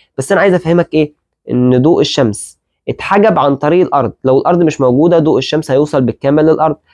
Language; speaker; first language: Arabic; native; Arabic